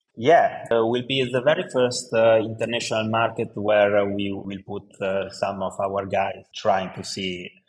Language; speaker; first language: English; non-native, fluent; Italian